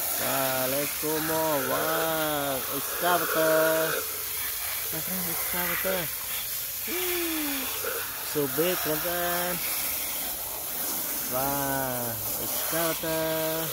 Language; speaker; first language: English; non-native, learner; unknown